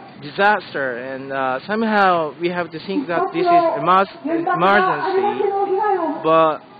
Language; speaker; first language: English; non-native, learner; Japanese